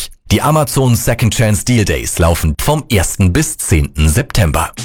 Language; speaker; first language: German; native; German